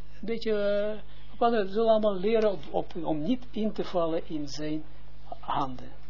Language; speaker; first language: Dutch; non-native, fluent; Hebrew